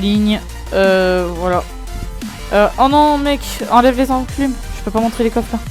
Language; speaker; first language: French; native; French